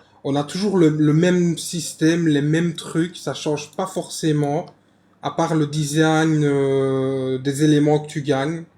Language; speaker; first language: French; native; French